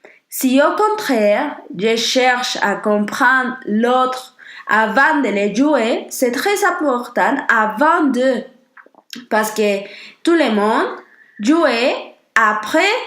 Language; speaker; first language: French; non-native, learner; Spanish